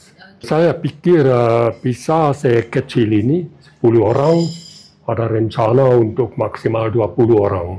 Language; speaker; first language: Indonesian; non-native, fluent; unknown